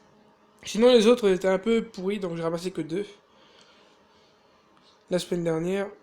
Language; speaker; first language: French; native; French